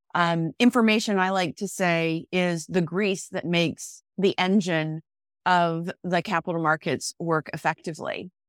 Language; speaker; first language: English; native; English